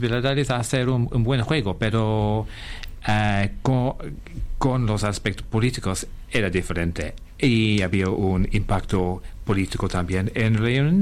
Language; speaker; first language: Spanish; non-native, fluent; English